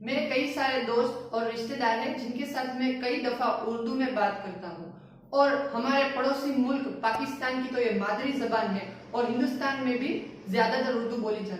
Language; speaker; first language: Hindi; non-native, local second language; Gujarati